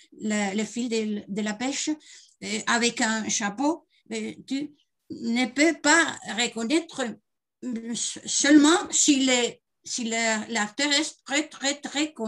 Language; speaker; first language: French; non-native, learner; Spanish